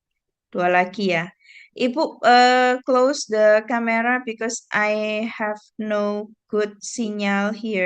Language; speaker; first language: English; non-native, fluent; Indonesian